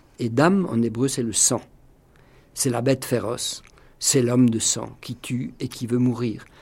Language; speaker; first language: French; native; French